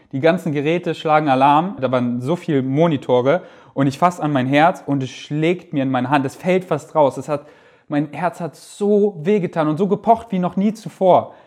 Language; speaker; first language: German; native; German